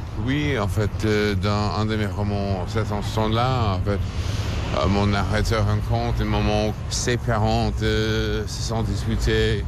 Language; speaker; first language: French; non-native, fluent; English